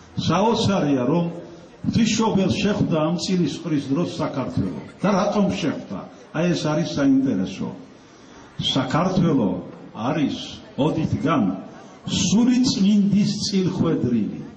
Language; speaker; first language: Georgian; native; Georgian